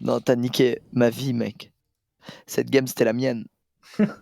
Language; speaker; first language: French; native; French